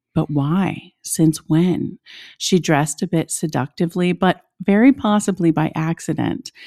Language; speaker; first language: English; native; English